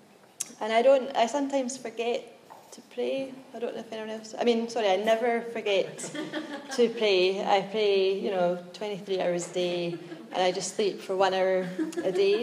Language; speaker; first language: English; native; English